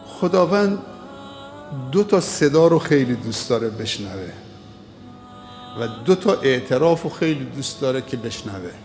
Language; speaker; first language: Persian; native; Persian